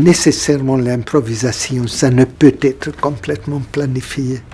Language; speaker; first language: French; non-native, fluent; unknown